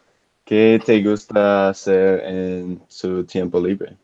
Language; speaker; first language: Spanish; non-native, learner; English